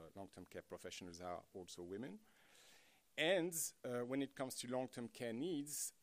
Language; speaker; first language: English; non-native, fluent; French